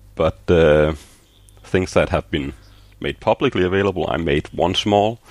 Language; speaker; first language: English; non-native, fluent; Danish